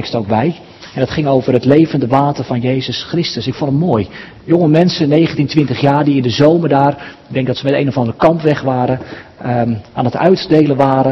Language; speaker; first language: Dutch; native; Dutch